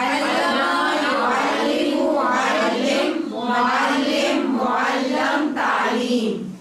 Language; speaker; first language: Arabic; non-native, learner; Urdu